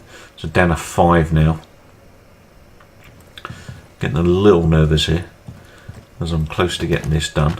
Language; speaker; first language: English; native; English